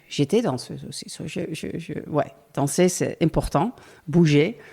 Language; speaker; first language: French; non-native, learner; Dutch